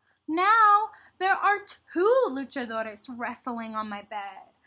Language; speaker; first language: English; native; English